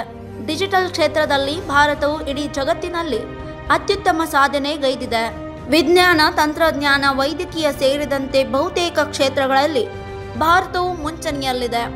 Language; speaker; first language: Kannada; native; Kannada